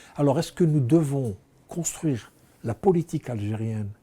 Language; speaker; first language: French; non-native, local second language; Arabic